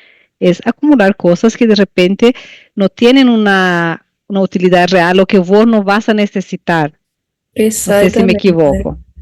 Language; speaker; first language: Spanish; non-native, fluent; Portuguese